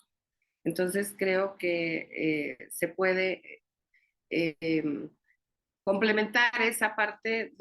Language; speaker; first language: Spanish; native; Spanish